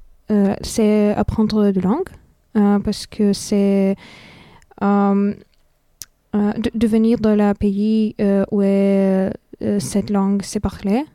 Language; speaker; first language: French; non-native, fluent; Lithuanian